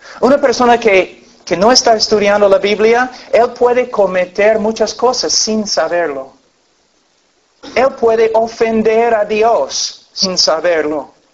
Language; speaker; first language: Spanish; non-native, fluent; English